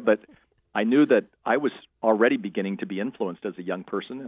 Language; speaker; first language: English; native; English